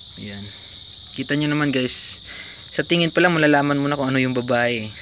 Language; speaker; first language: Filipino; non-native, local second language; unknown